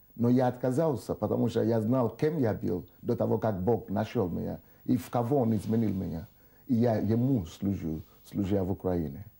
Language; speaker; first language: Russian; non-native, fluent; Yoruba